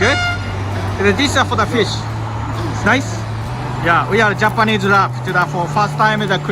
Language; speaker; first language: English; non-native, learner; Japanese